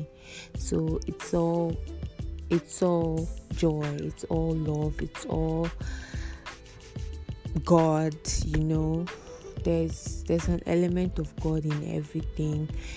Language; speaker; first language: English; non-native, local second language; Igbo